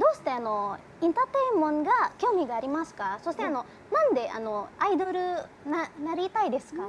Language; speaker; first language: Japanese; non-native, learner; Indonesian